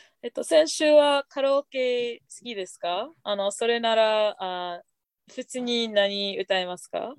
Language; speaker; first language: Japanese; non-native, fluent; English